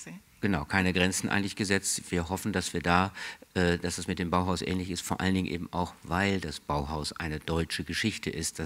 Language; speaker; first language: German; native; German